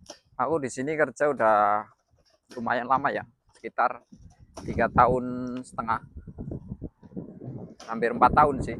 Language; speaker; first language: Indonesian; non-native, local second language; Javanese